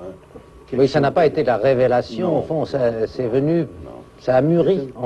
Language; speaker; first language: French; native; French